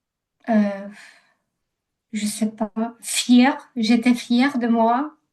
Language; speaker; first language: French; non-native, learner; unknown